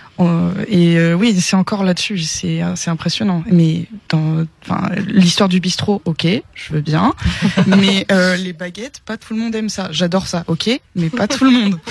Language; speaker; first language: French; early bilingual, heritage; French